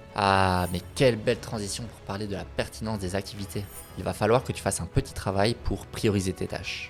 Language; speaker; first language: French; native; French